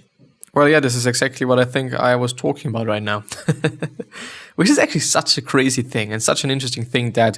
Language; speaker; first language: English; non-native, fluent; German